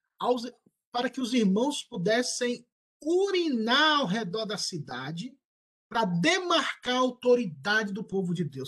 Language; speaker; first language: Portuguese; native; Portuguese